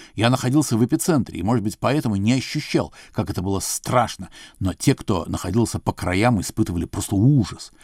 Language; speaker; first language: Russian; native; Russian